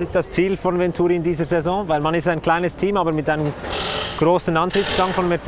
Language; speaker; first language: German; native; German